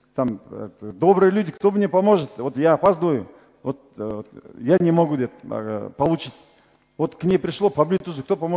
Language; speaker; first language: Russian; non-native, local second language; Kazakh